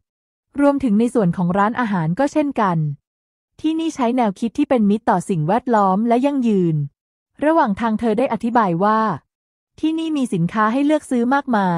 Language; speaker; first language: Thai; native; Thai